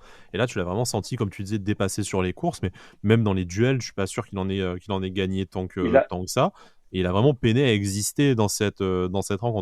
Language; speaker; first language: French; native; French